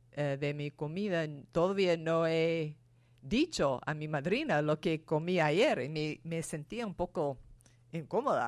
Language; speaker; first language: Spanish; non-native, fluent; English